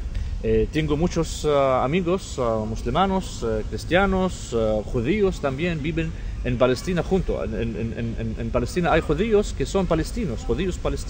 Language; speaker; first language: Spanish; non-native, fluent; Arabic